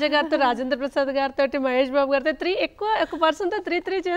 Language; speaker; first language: Telugu; native; Telugu